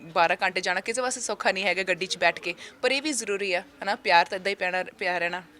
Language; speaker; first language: Punjabi; early bilingual, heritage; Punjabi